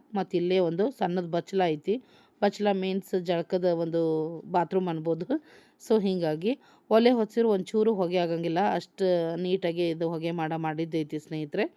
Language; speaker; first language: Kannada; native; Kannada